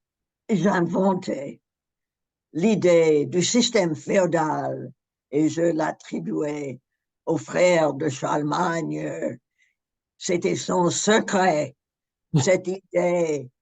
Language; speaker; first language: French; non-native, fluent; English